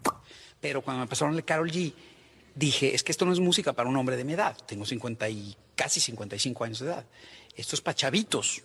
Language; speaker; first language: Spanish; native; Spanish